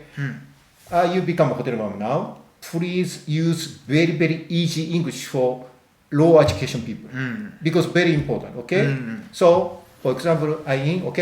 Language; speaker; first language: English; non-native, learner; Japanese